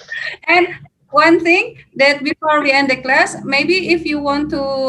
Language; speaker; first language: English; non-native, fluent; Indonesian